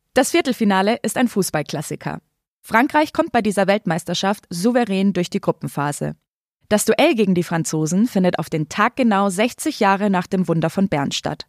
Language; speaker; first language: German; native; German